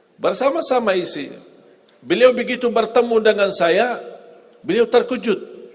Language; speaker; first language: Indonesian; non-native, fluent; Arabic